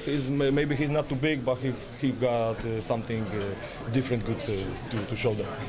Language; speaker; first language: English; non-native, learner; Polish